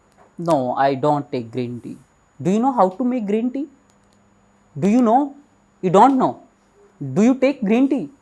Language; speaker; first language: English; non-native, local second language; Hindi